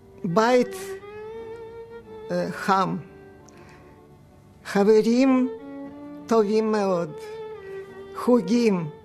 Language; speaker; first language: Hebrew; non-native, fluent; Russian